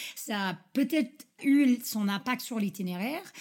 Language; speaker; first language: French; non-native, fluent; English